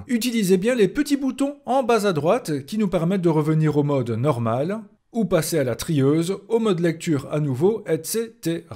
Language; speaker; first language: French; native; French